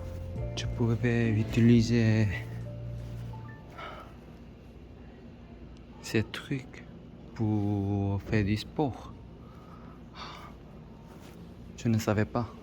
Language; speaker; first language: French; non-native, learner; Korean